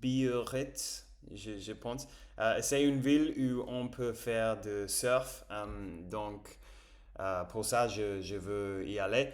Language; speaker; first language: French; non-native, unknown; English